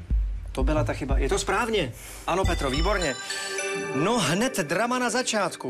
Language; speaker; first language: Czech; native; Czech